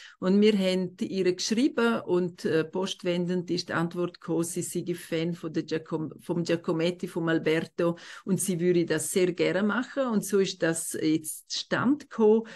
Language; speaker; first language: German; non-native, local second language; Romansh